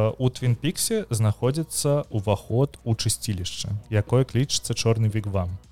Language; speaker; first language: Belarusian; native; Belarusian